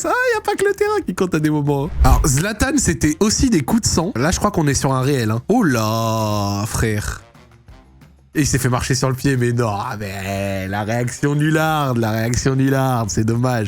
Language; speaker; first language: French; native; French